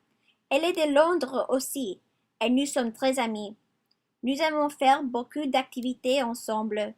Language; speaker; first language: French; non-native, learner; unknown